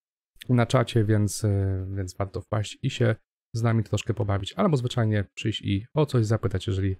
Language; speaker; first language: Polish; native; Polish